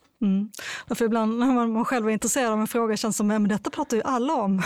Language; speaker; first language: Swedish; native; Swedish